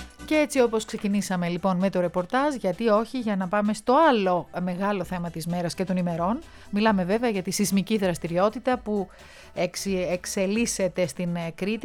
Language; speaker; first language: Greek; native; Greek